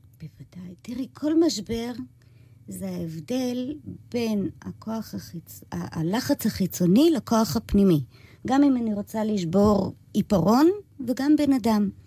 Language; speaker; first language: Hebrew; early bilingual, other home language; English